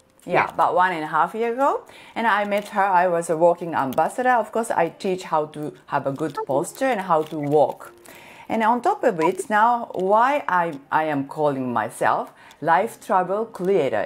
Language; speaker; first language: English; non-native, fluent; Japanese